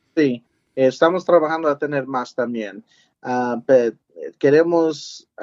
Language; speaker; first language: Spanish; early bilingual, heritage; Spanish